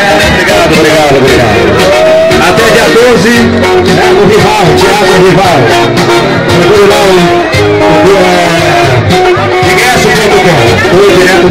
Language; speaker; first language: Portuguese; native; Portuguese